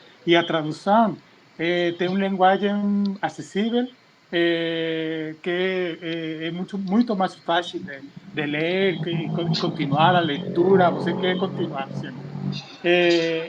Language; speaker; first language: Portuguese; non-native, fluent; Spanish